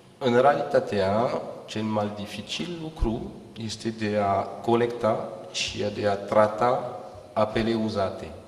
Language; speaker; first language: Romanian; non-native, fluent; French